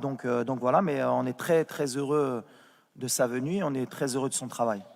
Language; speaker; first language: French; native; French